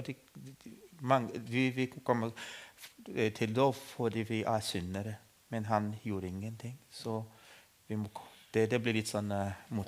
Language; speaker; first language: Norwegian; non-native, fluent; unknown